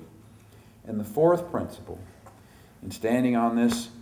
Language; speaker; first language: English; native; English